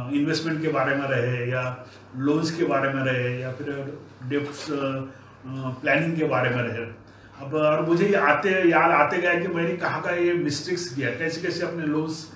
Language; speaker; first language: Hindi; non-native, local second language; Marathi